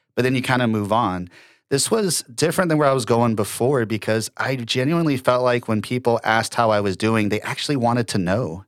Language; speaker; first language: English; native; English